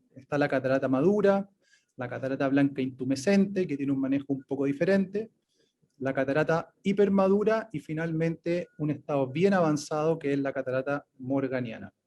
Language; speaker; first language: Spanish; native; Spanish